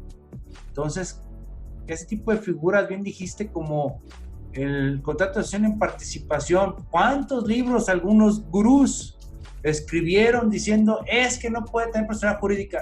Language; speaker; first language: Spanish; native; Spanish